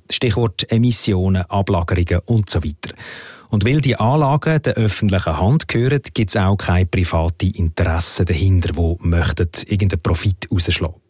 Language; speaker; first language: German; native; German